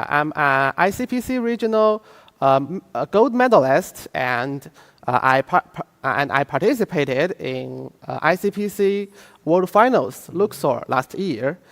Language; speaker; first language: English; non-native, fluent; Chinese